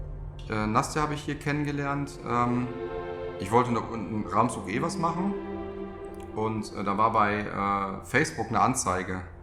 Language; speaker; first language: German; native; German